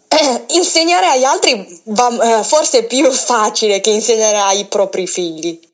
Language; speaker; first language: Italian; non-native, fluent; Chinese